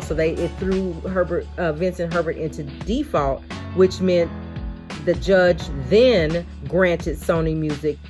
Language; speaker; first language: English; native; English